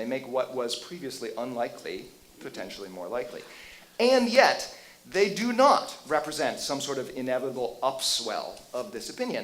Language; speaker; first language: English; native; English